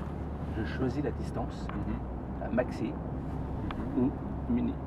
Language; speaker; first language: French; native; French